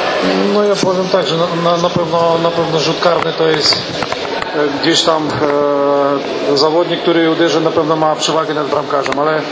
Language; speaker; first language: Polish; non-native, fluent; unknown